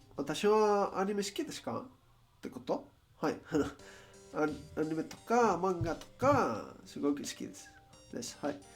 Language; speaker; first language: Japanese; non-native, learner; Spanish